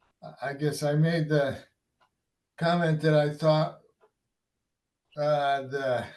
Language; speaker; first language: English; native; English